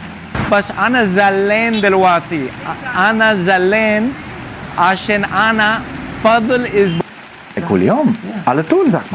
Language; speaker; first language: Arabic; non-native, learner; English